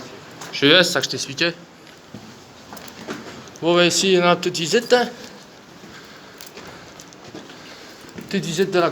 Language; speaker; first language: French; native; French